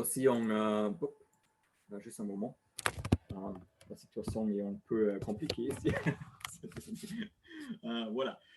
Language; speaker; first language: French; non-native, learner; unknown